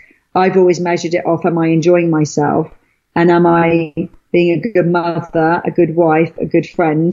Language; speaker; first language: English; native; English